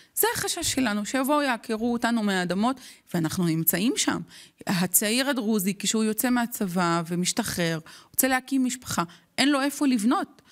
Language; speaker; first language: Hebrew; non-native, local second language; Arabic